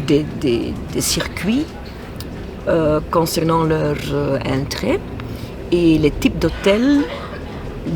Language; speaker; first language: French; non-native, fluent; Swedish